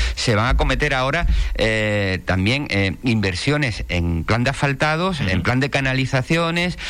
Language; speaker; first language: Spanish; native; Spanish